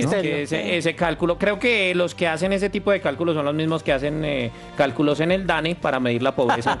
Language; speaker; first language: Spanish; native; Spanish